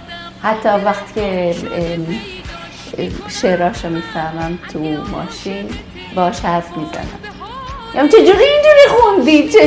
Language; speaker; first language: Persian; early bilingual, heritage; Persian